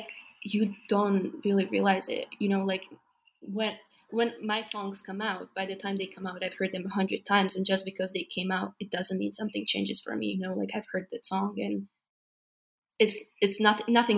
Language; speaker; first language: English; non-native, fluent; Slovak